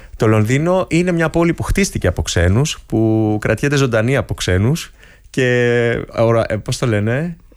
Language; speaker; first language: Greek; native; Greek